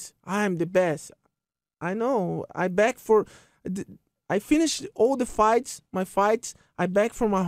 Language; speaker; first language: English; non-native, learner; Portuguese